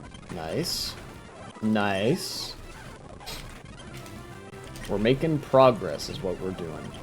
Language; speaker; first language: English; native; English